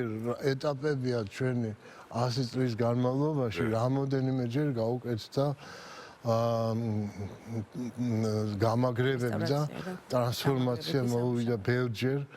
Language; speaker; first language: Georgian; native; Georgian